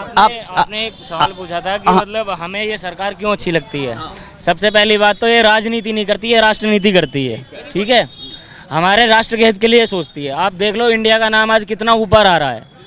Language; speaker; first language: Hindi; native; Hindi